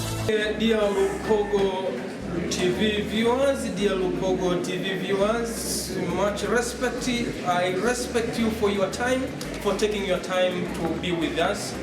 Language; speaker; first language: English; non-native, local second language; Swahili